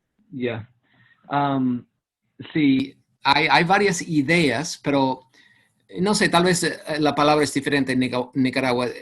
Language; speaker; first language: Spanish; non-native, fluent; English